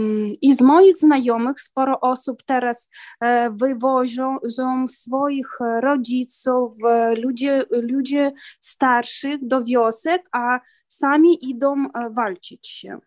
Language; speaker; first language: Polish; non-native, learner; Ukrainian